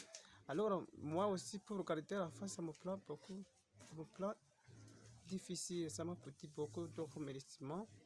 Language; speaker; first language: French; non-native, local second language; Rundi